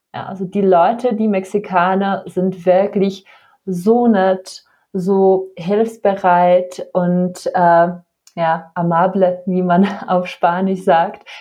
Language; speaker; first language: German; non-native, fluent; Czech